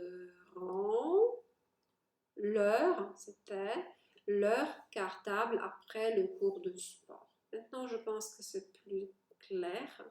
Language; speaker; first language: French; non-native, fluent; Polish